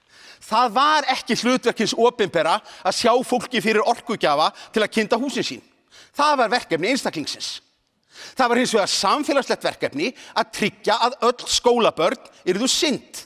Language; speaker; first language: Icelandic; native; Icelandic